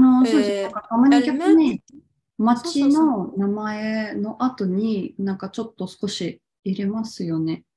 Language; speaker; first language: Japanese; non-native, fluent; Tatar